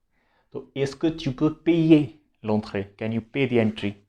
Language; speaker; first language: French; non-native, fluent; Hindi